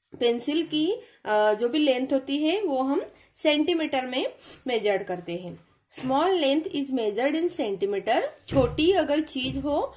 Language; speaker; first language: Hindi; non-native, local second language; Marathi